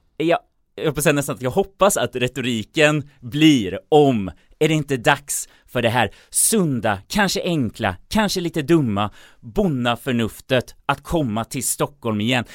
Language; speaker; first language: Swedish; native; Swedish